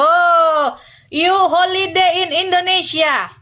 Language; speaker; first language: English; non-native, learner; Indonesian